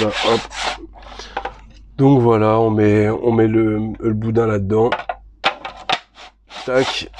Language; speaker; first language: French; native; French